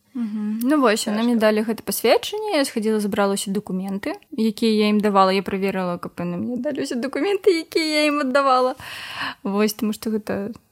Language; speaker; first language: Belarusian; non-native, local second language; Russian